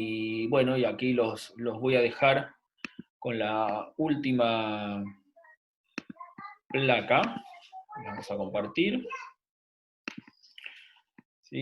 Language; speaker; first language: Spanish; native; Spanish